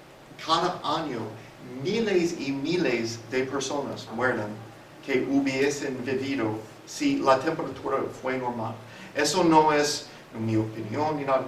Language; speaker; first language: Spanish; non-native, fluent; English